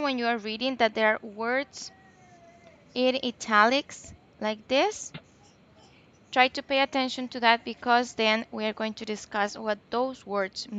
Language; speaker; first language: English; non-native, local second language; Spanish